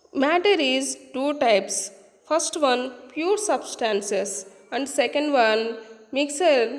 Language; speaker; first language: English; non-native, local second language; Telugu